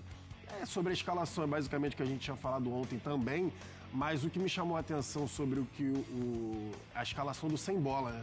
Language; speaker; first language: Portuguese; native; Portuguese